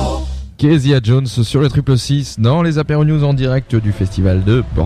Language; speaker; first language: French; native; French